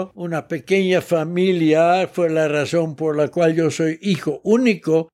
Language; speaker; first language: Spanish; early bilingual, heritage; Dutch